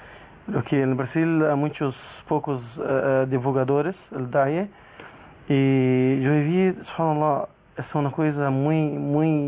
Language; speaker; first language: Spanish; non-native, learner; Portuguese